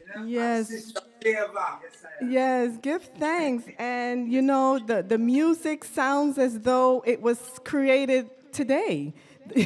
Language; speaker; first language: English; native; English